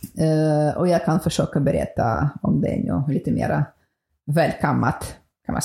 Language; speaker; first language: Swedish; non-native, fluent; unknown